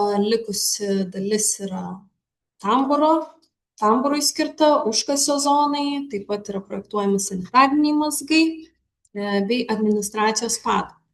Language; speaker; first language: Lithuanian; native; Lithuanian